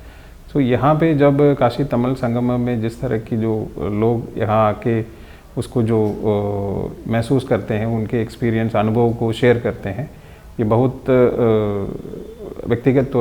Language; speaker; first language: Hindi; non-native, local second language; Tamil